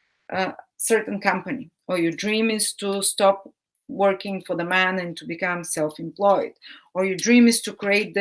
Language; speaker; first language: English; non-native, fluent; Bulgarian